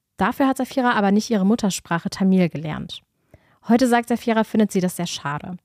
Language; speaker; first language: German; native; German